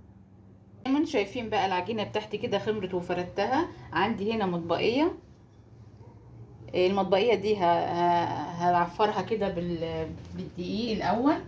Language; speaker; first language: Arabic; native; Arabic